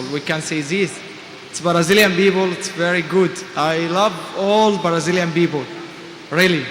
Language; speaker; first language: English; non-native, fluent; Arabic